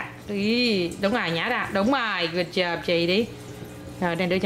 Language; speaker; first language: Vietnamese; native; Vietnamese